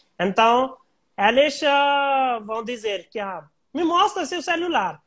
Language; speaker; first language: Portuguese; non-native, learner; Hindi